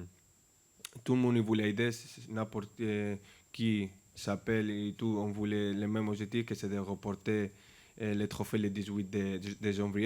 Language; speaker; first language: French; non-native, fluent; Spanish